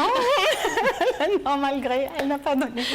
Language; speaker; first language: French; non-native, learner; Arabic